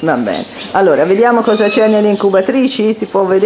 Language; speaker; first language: Italian; native; Italian